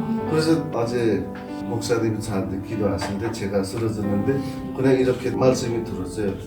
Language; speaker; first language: Korean; non-native, fluent; Nepali